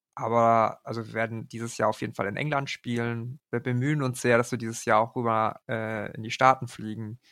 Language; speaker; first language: German; native; German